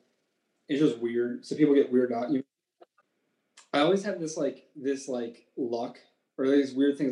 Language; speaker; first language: English; native; English